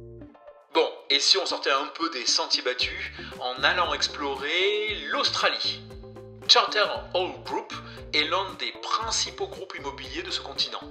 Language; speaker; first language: French; native; French